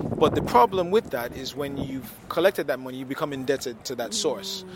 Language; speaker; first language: English; non-native, local second language; Yoruba